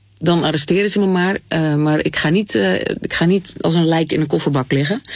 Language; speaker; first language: Dutch; native; Dutch